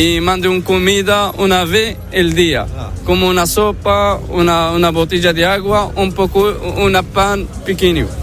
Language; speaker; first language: Spanish; non-native, learner; Arabic